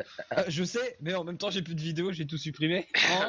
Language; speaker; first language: French; native; French